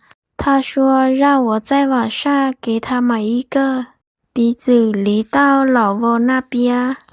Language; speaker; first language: Chinese; non-native, fluent; Lao